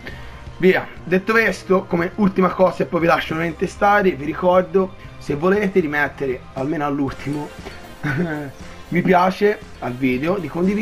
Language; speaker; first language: Italian; native; Italian